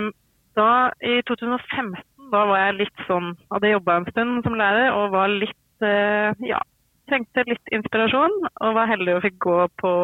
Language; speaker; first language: Norwegian; native; Norwegian